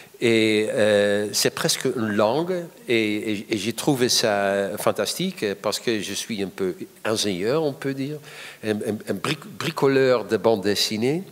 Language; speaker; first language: French; non-native, fluent; Dutch